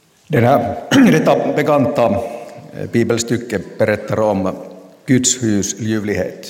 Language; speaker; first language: Swedish; non-native, local second language; Finnish